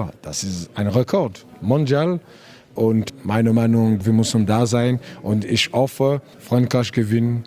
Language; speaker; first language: German; non-native, learner; French